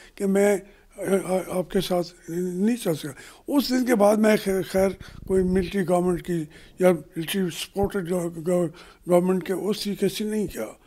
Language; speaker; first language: Urdu; native; Urdu